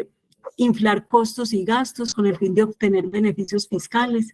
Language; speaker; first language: Spanish; native; Spanish